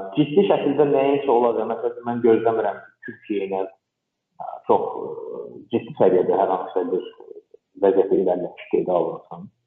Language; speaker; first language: Azerbaijani; non-native, local second language; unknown